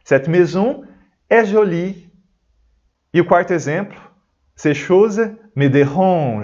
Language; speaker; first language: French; non-native, fluent; Portuguese